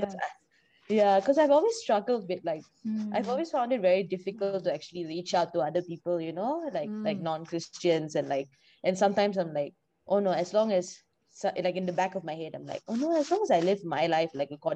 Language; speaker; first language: English; non-native, local second language; Tamil